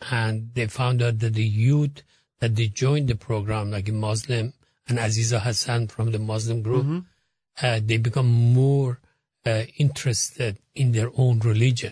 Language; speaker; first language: English; non-native, fluent; Persian